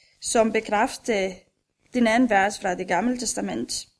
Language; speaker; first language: Danish; non-native, fluent; Romanian